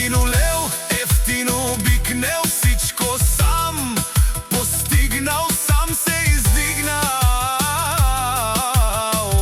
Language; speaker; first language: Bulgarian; non-native, local second language; Romany